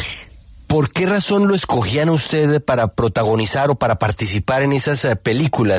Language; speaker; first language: Spanish; native; Spanish